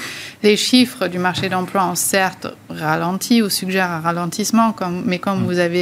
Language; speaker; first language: French; native; French